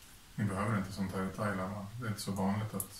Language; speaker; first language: Swedish; native; Swedish